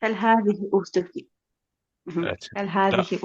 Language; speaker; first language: Arabic; non-native, learner; Bosnian